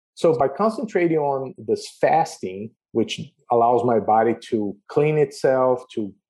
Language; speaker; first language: English; non-native, fluent; Portuguese